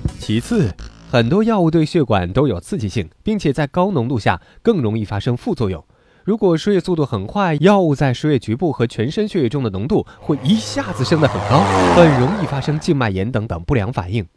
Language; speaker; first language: Chinese; native; Chinese